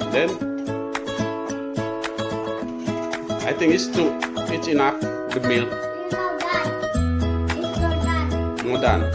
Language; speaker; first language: English; non-native, learner; Indonesian